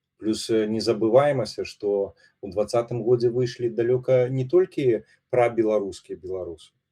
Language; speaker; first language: Belarusian; non-native, local second language; Russian